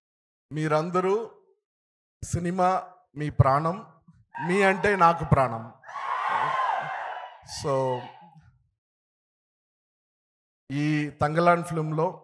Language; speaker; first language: Telugu; non-native, learner; Tamil